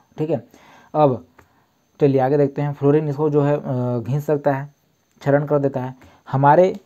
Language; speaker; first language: Hindi; native; Hindi